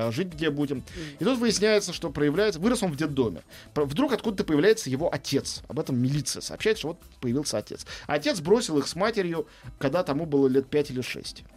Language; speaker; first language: Russian; native; Russian